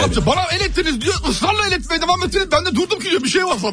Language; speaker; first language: Turkish; native; Turkish